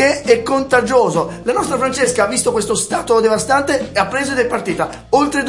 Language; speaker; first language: Italian; native; Italian